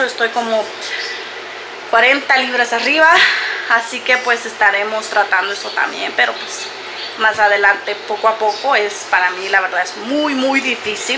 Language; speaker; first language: Spanish; native; Spanish